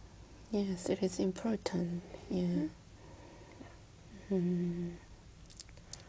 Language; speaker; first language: English; non-native, learner; Korean